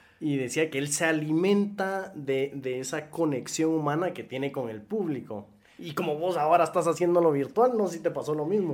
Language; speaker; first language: Spanish; native; Spanish